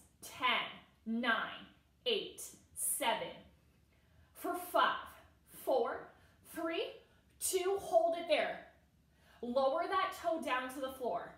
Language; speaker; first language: English; native; English